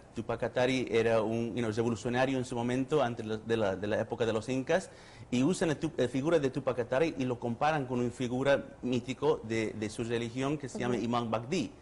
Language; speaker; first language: Spanish; early bilingual, heritage; Spanish